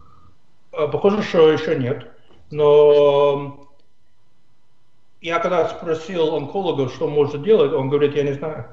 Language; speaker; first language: Russian; non-native, fluent; English